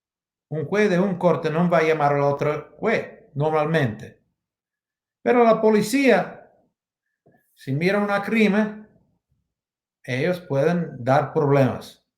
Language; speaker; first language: Spanish; non-native, learner; English